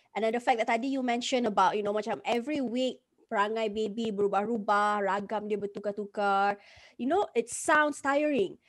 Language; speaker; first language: English; non-native, local second language; Malay